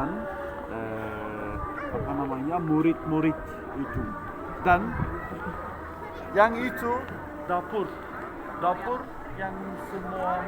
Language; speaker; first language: Indonesian; non-native, fluent; Turkish